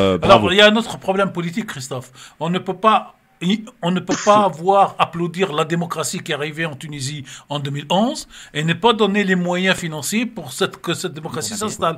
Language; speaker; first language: French; native; French